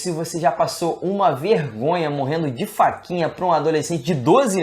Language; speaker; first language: Portuguese; native; Portuguese